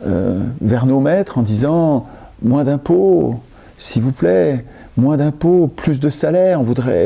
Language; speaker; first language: French; native; French